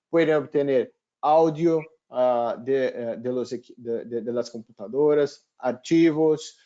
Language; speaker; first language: Spanish; non-native, fluent; Portuguese